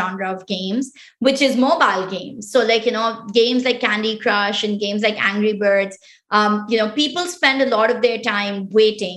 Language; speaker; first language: English; non-native, local second language; Pashto